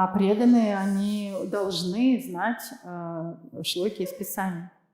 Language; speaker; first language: Russian; native; Russian